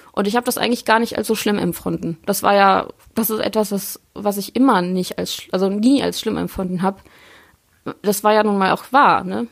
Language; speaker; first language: German; early bilingual, other home language; Polish